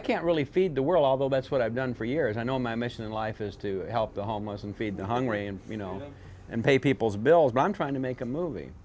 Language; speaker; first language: English; native; English